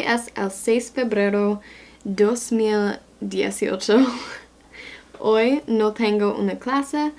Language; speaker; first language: Spanish; non-native, learner; English